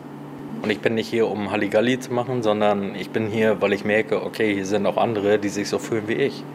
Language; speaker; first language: German; native; German